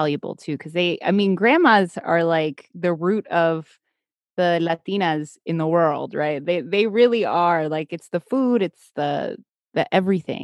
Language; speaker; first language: English; native; English